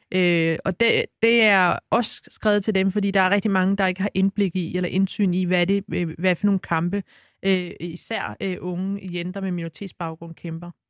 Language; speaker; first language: Danish; early bilingual, other home language; Arabic